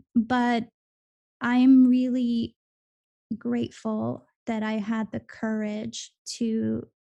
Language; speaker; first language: English; early bilingual, other home language; Spanish